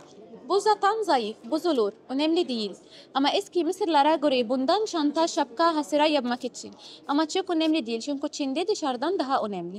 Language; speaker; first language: Turkish; non-native, learner; Arabic